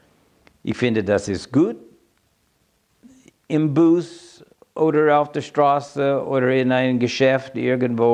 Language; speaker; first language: German; non-native, fluent; English